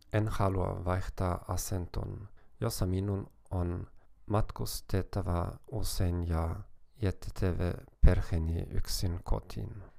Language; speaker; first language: Finnish; non-native, learner; German